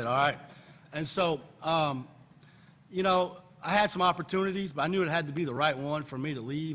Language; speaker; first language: English; native; English